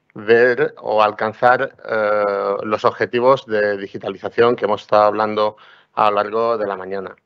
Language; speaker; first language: Spanish; non-native, local second language; Catalan